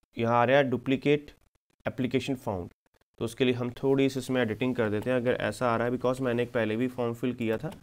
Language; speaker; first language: Hindi; non-native, local second language; Punjabi